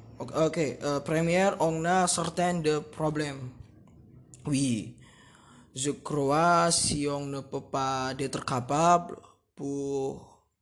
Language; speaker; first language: French; non-native, learner; Indonesian